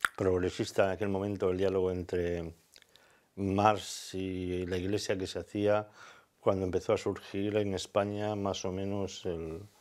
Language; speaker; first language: Spanish; native; Spanish